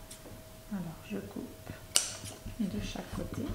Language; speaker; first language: French; native; French